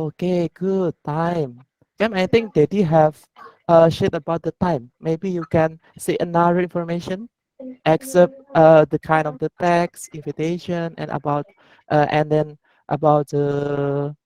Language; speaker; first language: English; non-native, learner; Indonesian